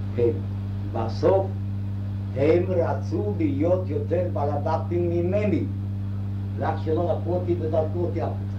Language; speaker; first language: Hebrew; non-native, fluent; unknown